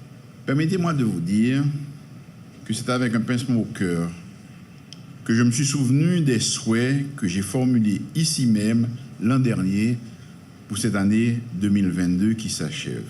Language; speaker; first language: French; non-native, local second language; Haitian Creole